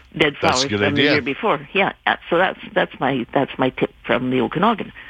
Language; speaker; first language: English; native; English